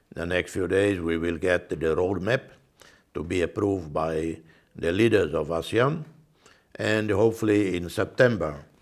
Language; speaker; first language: English; non-native, fluent; Portuguese